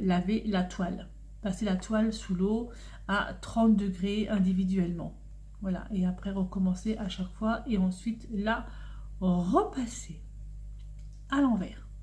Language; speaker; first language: French; native; French